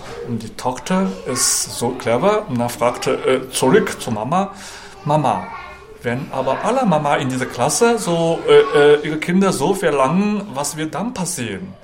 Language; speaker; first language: German; non-native, fluent; Chinese